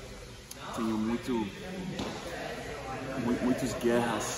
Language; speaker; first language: Portuguese; non-native, learner; English